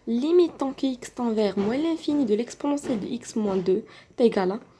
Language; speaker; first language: French; non-native, local second language; Arabic